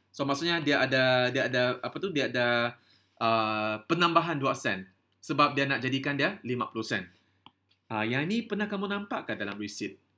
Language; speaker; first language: Malay; non-native, local second language; Chinese